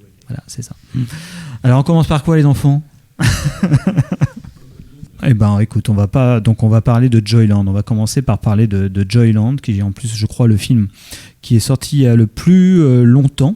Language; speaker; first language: French; native; French